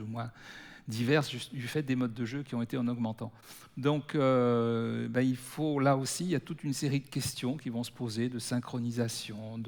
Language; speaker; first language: French; native; French